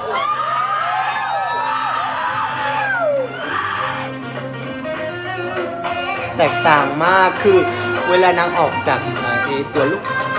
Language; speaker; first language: Thai; non-native, fluent; Vietnamese